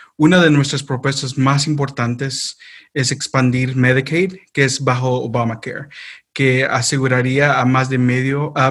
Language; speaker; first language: Spanish; early bilingual, heritage; Spanish